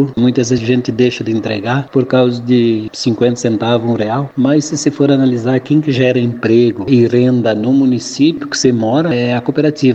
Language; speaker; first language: Portuguese; native; Portuguese